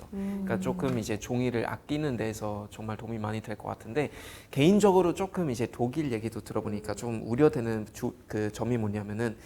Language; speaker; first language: Korean; non-native, fluent; German